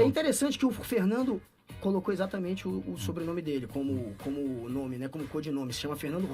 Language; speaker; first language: Portuguese; native; Portuguese